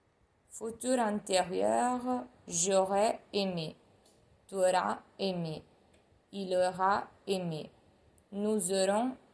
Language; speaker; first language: French; non-native, fluent; Italian